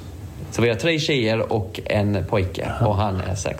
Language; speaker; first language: Swedish; non-native, fluent; English